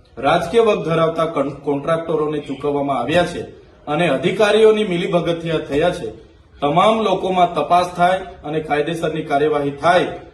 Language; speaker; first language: Gujarati; non-native, local second language; Vasavi